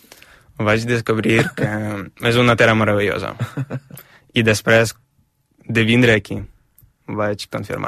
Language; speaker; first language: Catalan; non-native, fluent; Ukrainian